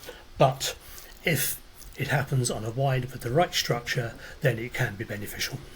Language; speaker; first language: English; native; English